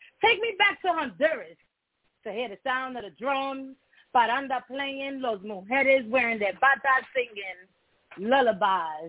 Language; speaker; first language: English; early bilingual, other home language; Spanish